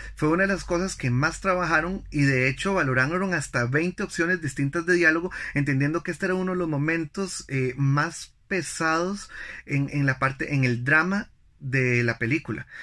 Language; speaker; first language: Spanish; native; Spanish